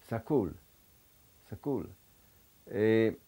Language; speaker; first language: French; non-native, local second language; German